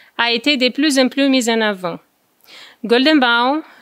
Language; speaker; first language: French; non-native, fluent; Portuguese